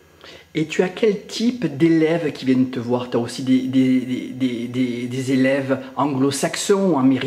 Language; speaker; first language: French; native; French